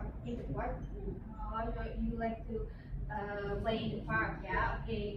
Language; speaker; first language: English; non-native, fluent; Indonesian